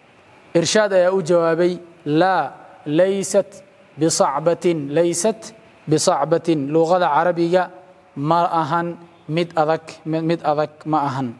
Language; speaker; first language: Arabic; non-native, local second language; Somali